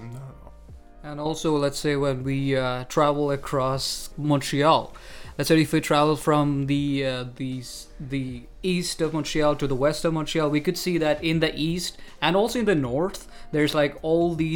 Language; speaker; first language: English; non-native, local second language; Malayalam